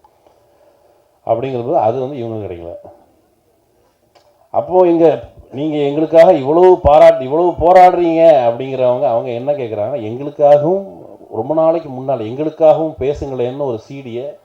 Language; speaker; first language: Tamil; native; Tamil